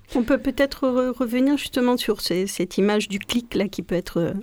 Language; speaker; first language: French; native; French